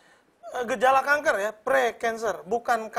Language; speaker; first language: Indonesian; native; Indonesian